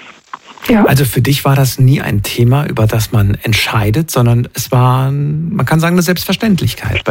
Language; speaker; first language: German; native; German